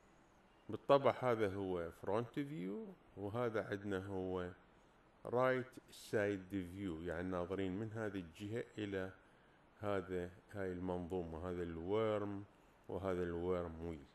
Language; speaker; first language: Arabic; native; Arabic